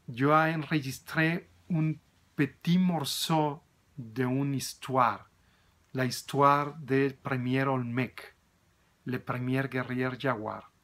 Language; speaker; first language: French; non-native, learner; Spanish